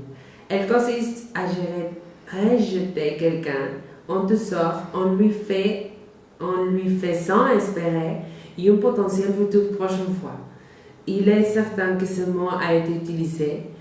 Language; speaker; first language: French; non-native, learner; Spanish